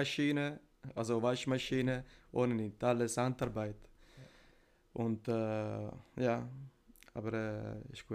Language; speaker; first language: German; non-native, learner; Italian